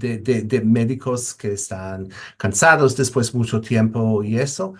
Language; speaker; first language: Spanish; non-native, fluent; English